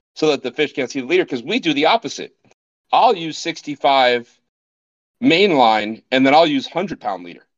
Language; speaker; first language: English; native; English